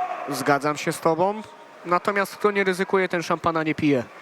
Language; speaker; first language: Polish; native; Polish